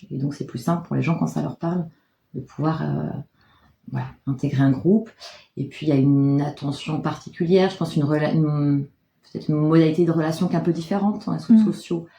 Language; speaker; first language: French; native; French